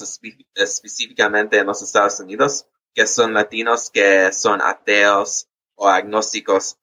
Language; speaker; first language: Spanish; early bilingual, heritage; English